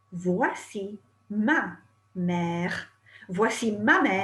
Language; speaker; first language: French; non-native, fluent; English